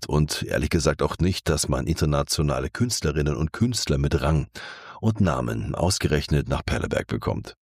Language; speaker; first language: German; native; German